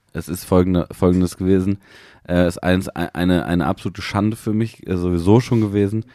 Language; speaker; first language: German; native; German